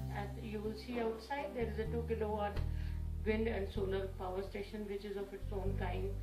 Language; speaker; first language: English; non-native, local second language; Hindi